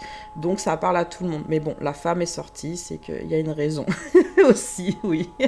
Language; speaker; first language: French; native; French